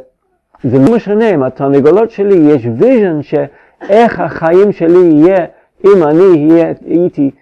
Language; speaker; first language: Hebrew; non-native, fluent; English